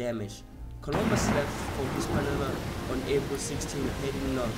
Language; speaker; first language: English; non-native, fluent; Southern Sotho